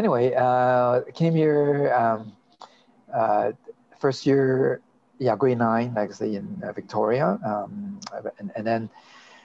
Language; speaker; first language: English; non-native, local second language; Cantonese